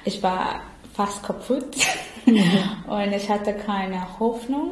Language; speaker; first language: German; non-native, learner; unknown